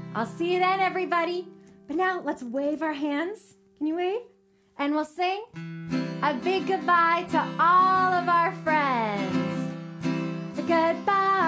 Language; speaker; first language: English; native; English